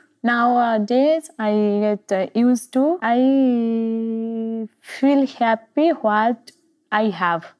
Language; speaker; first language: English; non-native, learner; Nepali